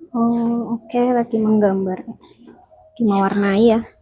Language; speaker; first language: Indonesian; native; Indonesian